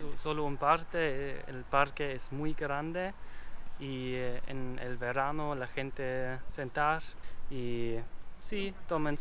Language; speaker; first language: Spanish; non-native, learner; German